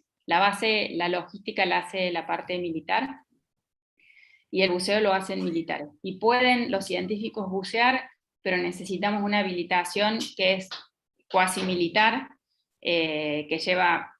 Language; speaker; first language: Spanish; native; Spanish